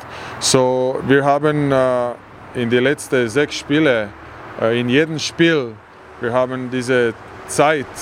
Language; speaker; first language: German; non-native, learner; English